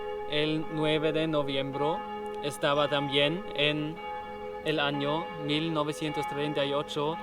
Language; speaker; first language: Spanish; non-native, learner; German